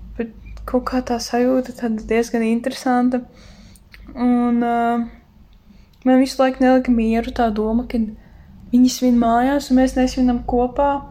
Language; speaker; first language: Latvian; native; Latvian